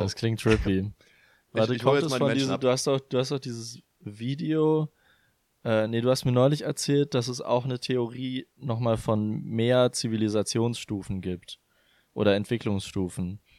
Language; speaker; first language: German; native; German